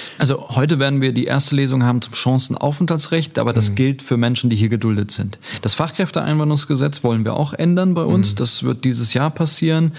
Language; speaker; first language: German; early bilingual, other home language; Turkish